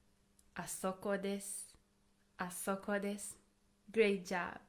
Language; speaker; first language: Japanese; non-native, fluent; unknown